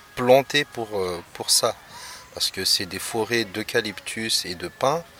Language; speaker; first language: French; non-native, local second language; Malagasy